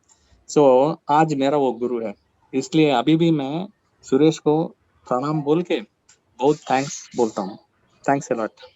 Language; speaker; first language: Hindi; non-native, local second language; Kannada